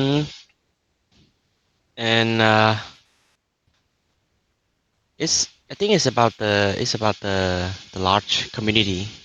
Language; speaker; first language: English; non-native, learner; Vietnamese